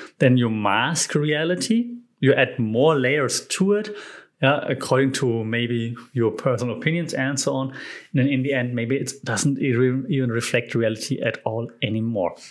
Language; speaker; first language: English; non-native, fluent; German